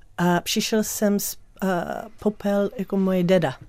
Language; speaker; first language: Czech; non-native, learner; English